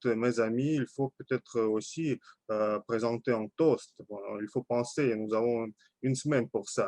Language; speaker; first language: French; non-native, learner; Russian